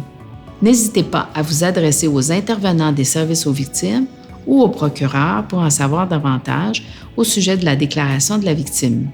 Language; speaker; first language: French; native; French